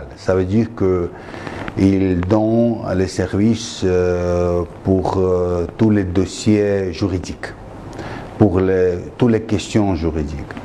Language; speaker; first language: French; non-native, fluent; Georgian